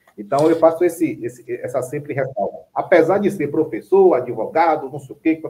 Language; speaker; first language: Portuguese; native; Portuguese